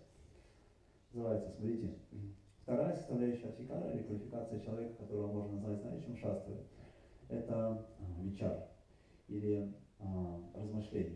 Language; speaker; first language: Russian; native; Russian